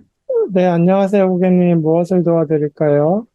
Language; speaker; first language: Korean; native; Korean